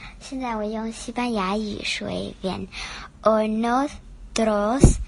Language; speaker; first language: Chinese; early bilingual, heritage; Chinese